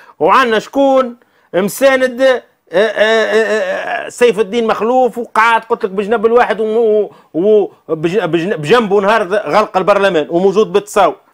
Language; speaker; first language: Arabic; native; Arabic